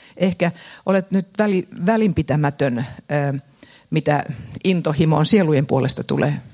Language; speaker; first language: Finnish; native; Finnish